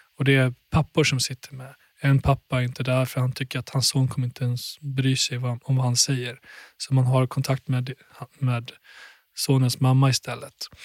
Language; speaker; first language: Swedish; early bilingual, other home language; Albanian